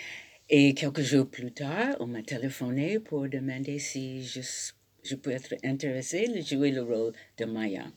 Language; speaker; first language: French; non-native, fluent; English